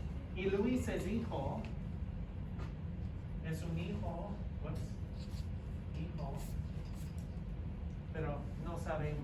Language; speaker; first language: Spanish; non-native, fluent; English